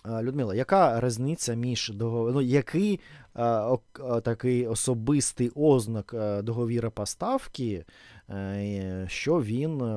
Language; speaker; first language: Ukrainian; non-native, fluent; Russian